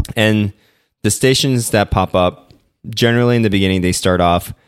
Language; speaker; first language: English; non-native, local second language; Korean